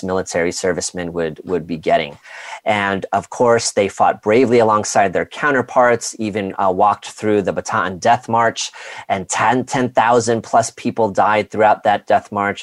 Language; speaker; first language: English; native; English